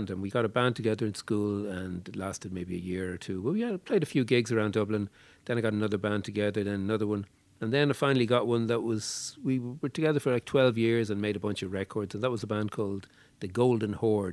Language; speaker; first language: English; native; English